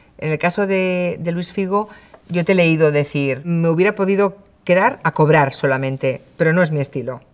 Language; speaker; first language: Spanish; native; Spanish